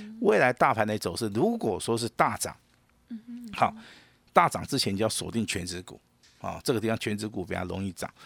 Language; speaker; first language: Chinese; native; Chinese